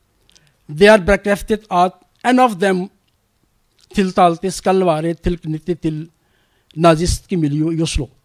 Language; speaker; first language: Norwegian; non-native, learner; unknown